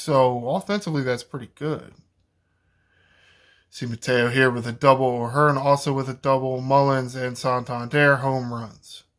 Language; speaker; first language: English; native; English